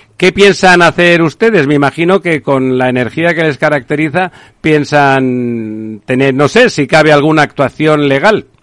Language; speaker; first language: Spanish; native; Spanish